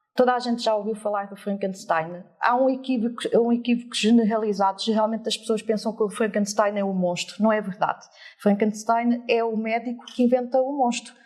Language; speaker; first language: Portuguese; early bilingual, other home language; French